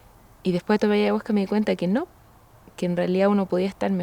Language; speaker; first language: Spanish; native; Spanish